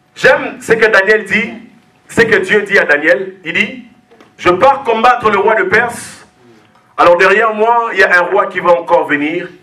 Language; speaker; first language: French; non-native, local second language; Lingala